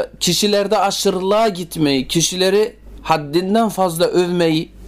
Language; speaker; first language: Turkish; native; Turkish